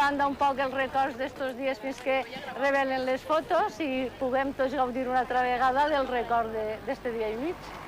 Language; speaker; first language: Catalan; native; Catalan